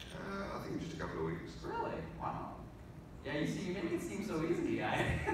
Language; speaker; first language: English; native; English